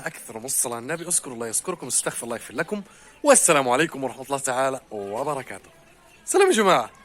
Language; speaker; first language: Arabic; native; Arabic